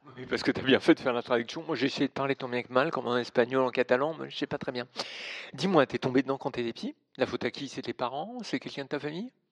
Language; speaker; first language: French; native; French